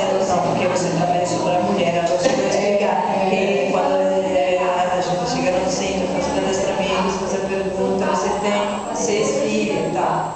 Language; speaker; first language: Portuguese; non-native, learner; Italian